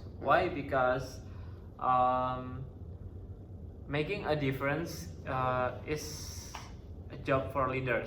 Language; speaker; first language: English; non-native, learner; Indonesian